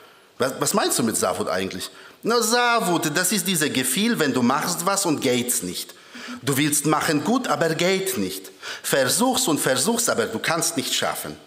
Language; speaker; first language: German; early bilingual, other home language; Polish